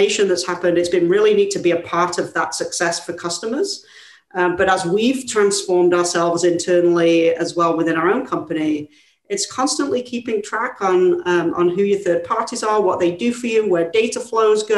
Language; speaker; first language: English; native; English